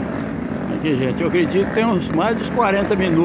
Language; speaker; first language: Portuguese; native; Portuguese